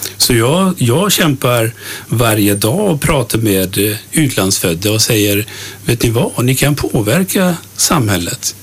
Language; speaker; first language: Swedish; early bilingual, other home language; Turkish